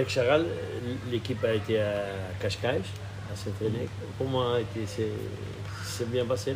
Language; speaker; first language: French; non-native, fluent; Portuguese